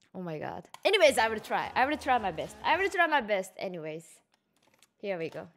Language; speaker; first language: English; non-native, fluent; Japanese